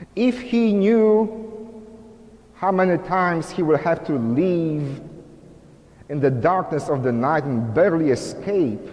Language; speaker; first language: English; non-native, fluent; Polish